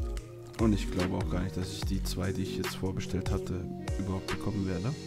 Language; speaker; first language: German; native; German